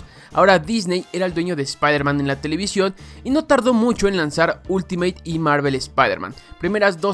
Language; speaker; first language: Spanish; native; Spanish